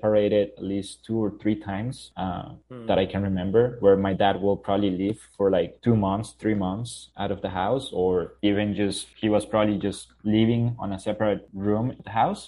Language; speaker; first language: English; non-native, fluent; Spanish